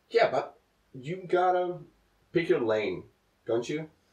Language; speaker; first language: English; non-native, fluent; Czech